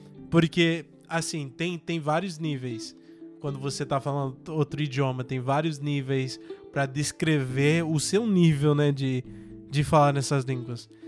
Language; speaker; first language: Portuguese; non-native, fluent; English